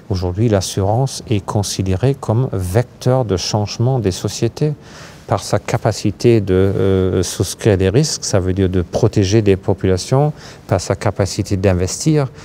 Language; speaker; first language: French; non-native, fluent; German